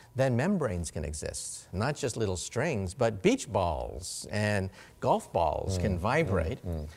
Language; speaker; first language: English; native; English